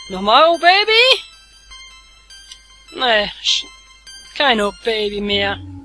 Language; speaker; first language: German; native; German